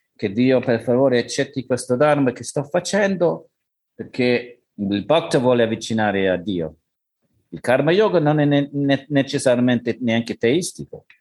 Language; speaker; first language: Italian; non-native, learner; English